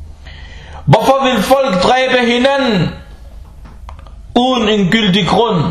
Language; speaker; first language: Danish; early bilingual, other home language; Arabic